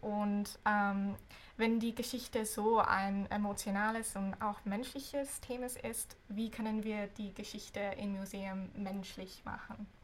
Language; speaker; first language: German; non-native, fluent; English